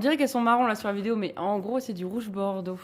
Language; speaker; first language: French; native; French